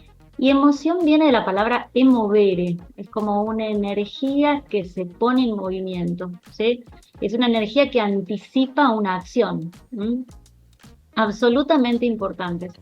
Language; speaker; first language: Spanish; native; Spanish